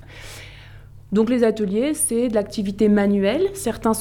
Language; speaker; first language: French; native; French